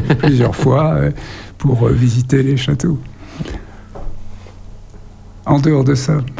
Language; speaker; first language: French; native; French